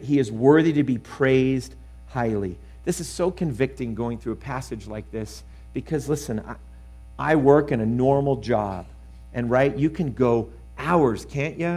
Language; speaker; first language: English; native; English